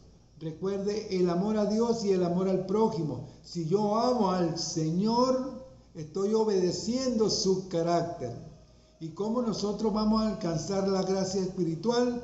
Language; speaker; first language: Spanish; native; Spanish